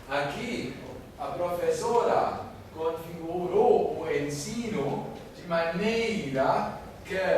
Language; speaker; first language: Portuguese; non-native, fluent; German